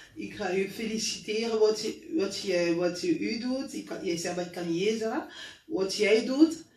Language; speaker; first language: Dutch; non-native, learner; French